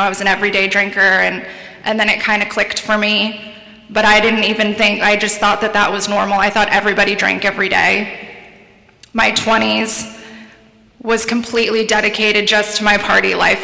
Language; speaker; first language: English; native; English